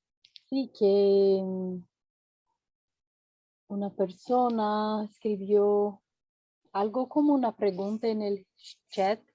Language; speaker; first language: Spanish; non-native, fluent; Portuguese